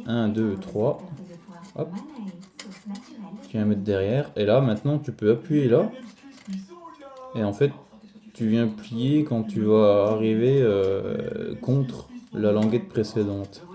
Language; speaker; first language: French; native; French